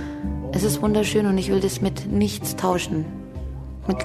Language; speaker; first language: German; early bilingual, other home language; Turkish